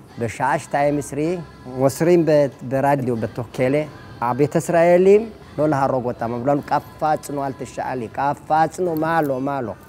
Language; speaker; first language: Hebrew; non-native, learner; Amharic